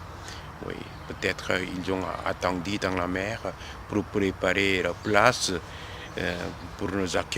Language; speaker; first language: French; non-native, learner; Korean